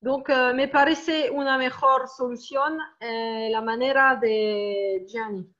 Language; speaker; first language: Spanish; non-native, learner; French